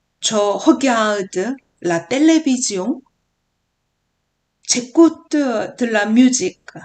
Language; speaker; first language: French; non-native, learner; Korean